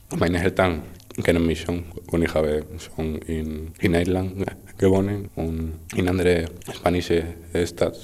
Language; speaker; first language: German; non-native, learner; Spanish